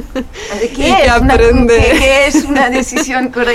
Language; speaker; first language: Spanish; non-native, fluent; French